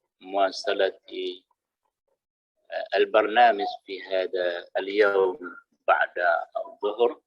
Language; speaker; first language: Arabic; non-native, fluent; Indonesian